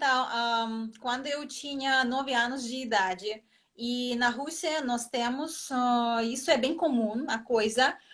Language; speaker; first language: Portuguese; non-native, fluent; Russian